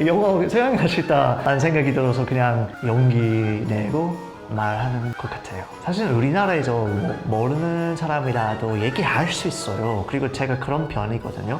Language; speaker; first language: Korean; non-native, fluent; English